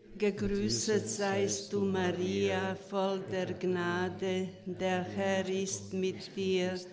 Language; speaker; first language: German; non-native, fluent; Croatian